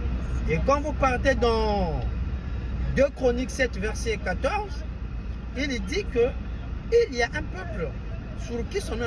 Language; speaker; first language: French; non-native, local second language; Kongo